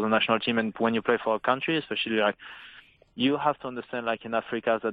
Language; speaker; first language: English; non-native, fluent; French